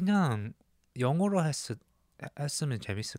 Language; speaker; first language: Korean; early bilingual, heritage; English